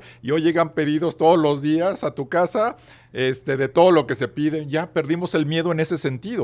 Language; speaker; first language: Spanish; native; Spanish